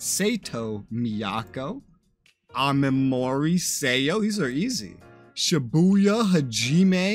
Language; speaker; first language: English; native; English